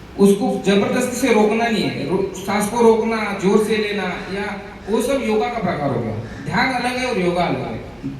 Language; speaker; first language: Hindi; non-native, local second language; Marathi